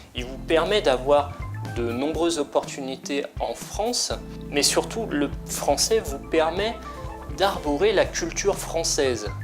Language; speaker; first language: French; native; French